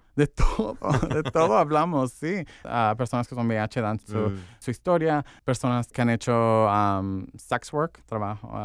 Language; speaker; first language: Spanish; early bilingual, heritage; Spanish